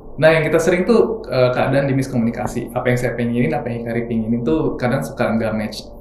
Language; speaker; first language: Indonesian; native; Indonesian